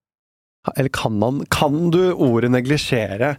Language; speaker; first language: Norwegian; native; Norwegian